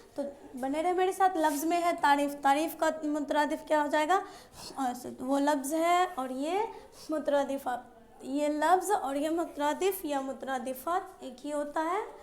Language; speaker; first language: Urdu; native; Urdu